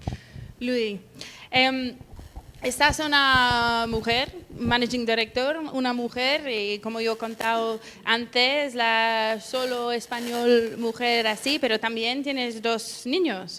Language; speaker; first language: Spanish; non-native, learner; English